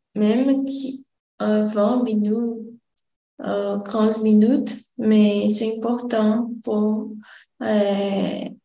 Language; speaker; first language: French; non-native, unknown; Portuguese